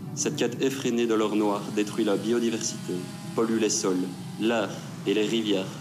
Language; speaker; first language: French; native; French